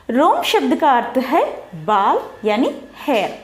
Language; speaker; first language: Hindi; non-native, local second language; Telugu